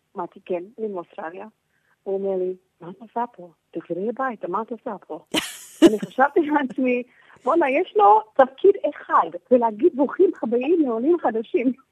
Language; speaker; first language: Hebrew; non-native, fluent; English